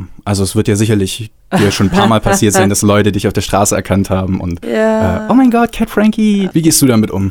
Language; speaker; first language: German; native; German